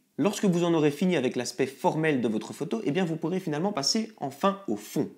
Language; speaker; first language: French; native; French